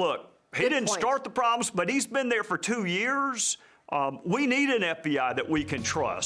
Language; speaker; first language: English; native; English